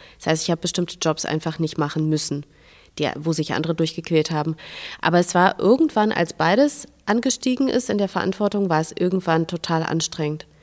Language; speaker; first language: German; non-native, fluent; Russian